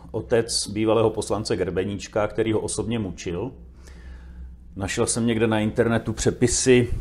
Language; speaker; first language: Czech; native; Czech